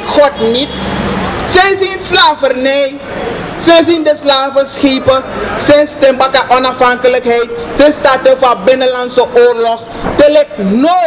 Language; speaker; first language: Dutch; non-native, local second language; Sranan Tongo